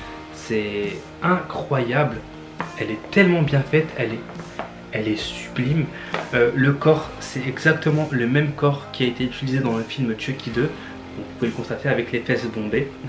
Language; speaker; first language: French; native; French